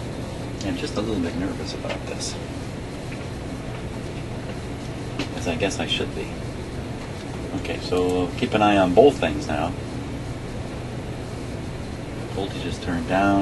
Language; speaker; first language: English; native; English